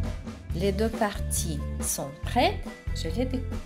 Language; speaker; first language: French; non-native, fluent; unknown